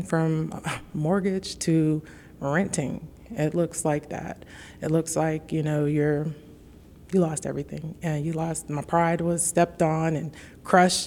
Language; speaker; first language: English; native; English